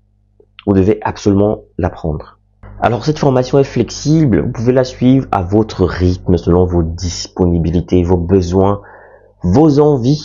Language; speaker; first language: French; native; French